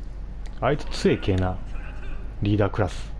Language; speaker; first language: Japanese; native; Japanese